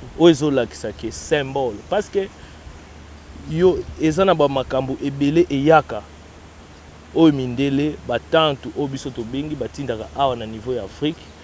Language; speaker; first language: Lingala; non-native, local second language; Kongo